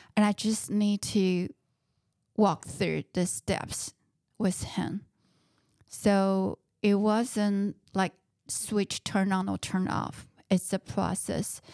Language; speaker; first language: English; non-native, fluent; Chinese